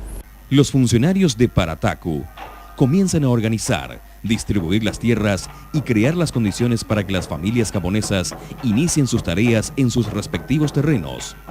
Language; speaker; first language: Spanish; native; Spanish